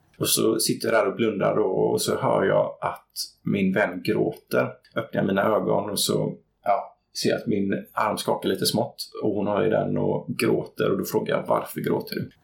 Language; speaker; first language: Swedish; native; Swedish